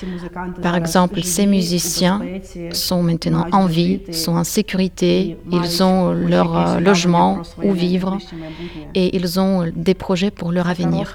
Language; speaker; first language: French; non-native, fluent; Ukrainian